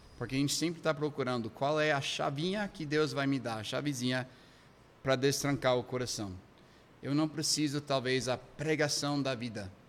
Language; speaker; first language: Portuguese; non-native, fluent; English